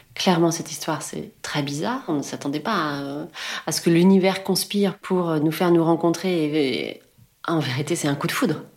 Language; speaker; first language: French; native; French